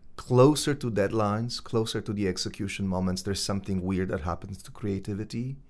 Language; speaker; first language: English; non-native, fluent; Polish